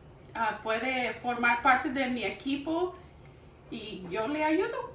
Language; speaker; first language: Spanish; early bilingual, heritage; Spanish